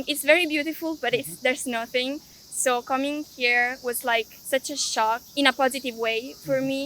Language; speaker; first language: English; non-native, fluent; Italian